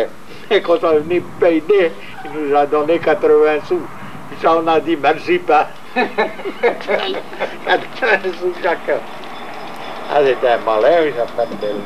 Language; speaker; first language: French; native; French